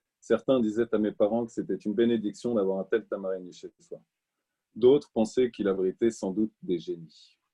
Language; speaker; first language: French; native; French